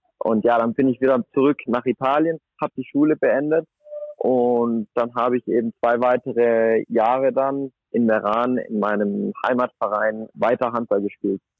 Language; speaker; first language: German; native; German